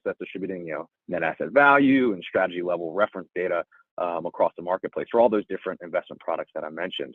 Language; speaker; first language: English; native; English